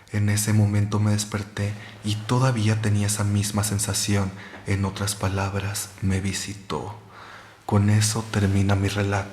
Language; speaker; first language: Spanish; native; Spanish